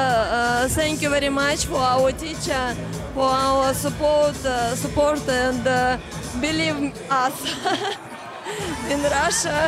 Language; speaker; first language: English; non-native, learner; Russian